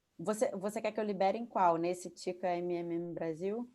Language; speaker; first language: Portuguese; native; Portuguese